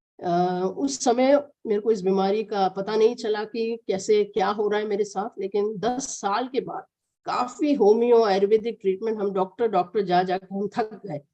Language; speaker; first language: Hindi; non-native, local second language; Malayalam